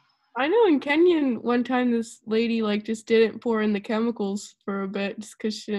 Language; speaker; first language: English; native; English